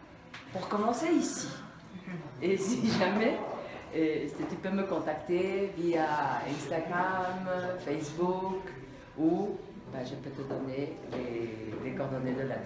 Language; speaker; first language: French; non-native, fluent; Spanish